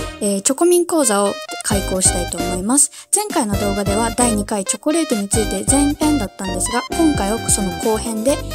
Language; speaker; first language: Japanese; native; Japanese